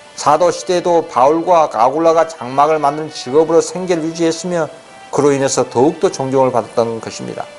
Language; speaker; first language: Korean; native; Korean